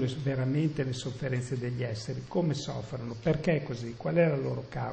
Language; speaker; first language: Italian; native; Italian